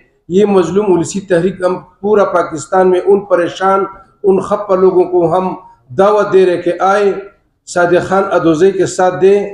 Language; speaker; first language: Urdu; non-native, local second language; Pashto